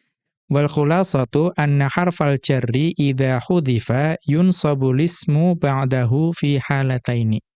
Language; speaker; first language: Arabic; non-native, fluent; Indonesian